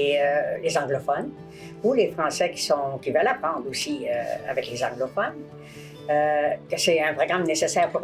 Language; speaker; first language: French; non-native, local second language; English